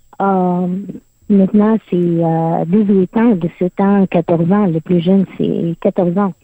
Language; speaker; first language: French; non-native, learner; Arabic